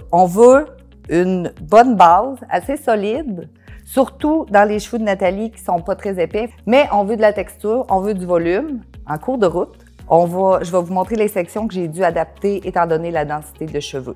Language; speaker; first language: French; native; French